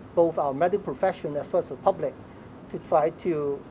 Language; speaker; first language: English; non-native, local second language; Chinese